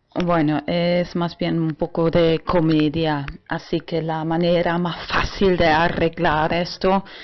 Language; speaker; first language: Spanish; non-native, fluent; German